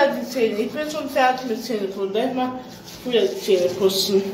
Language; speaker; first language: German; early bilingual, other home language; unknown